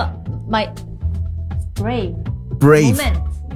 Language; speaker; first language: English; non-native, learner; Korean